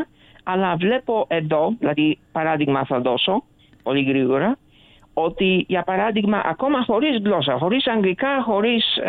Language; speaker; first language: Greek; early bilingual, other home language; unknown